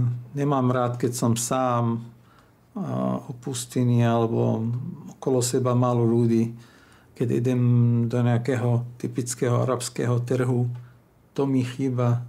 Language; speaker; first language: Slovak; non-native, fluent; Arabic